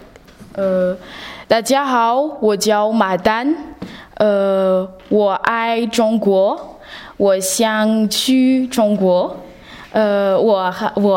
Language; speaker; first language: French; non-native, local second language; Malagasy